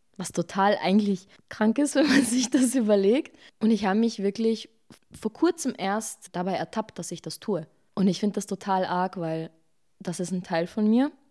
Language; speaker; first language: German; early bilingual, other home language; Bosnian